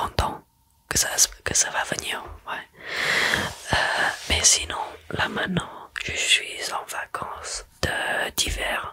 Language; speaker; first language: French; early bilingual, heritage; French